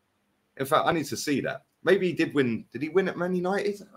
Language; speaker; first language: English; native; English